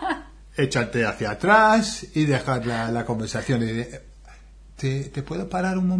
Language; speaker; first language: Spanish; non-native, fluent; English